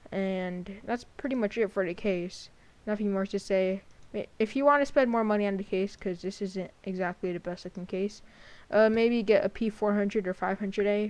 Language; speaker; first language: English; native; English